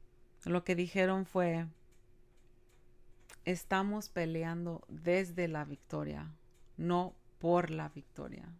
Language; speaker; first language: Spanish; early bilingual, other home language; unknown